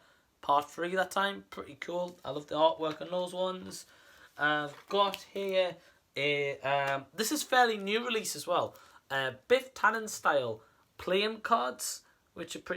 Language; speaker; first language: English; native; English